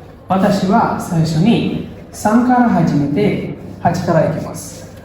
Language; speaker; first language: Japanese; non-native, learner; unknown